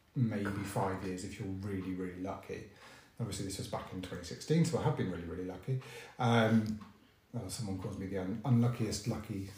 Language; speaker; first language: English; native; English